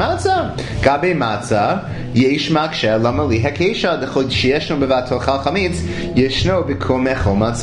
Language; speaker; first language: Hebrew; non-native, fluent; English